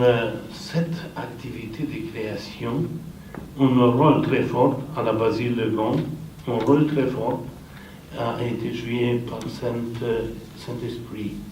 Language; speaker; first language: French; non-native, fluent; Romanian